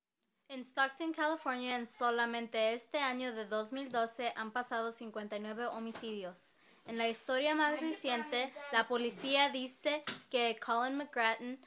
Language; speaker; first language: Spanish; non-native, learner; English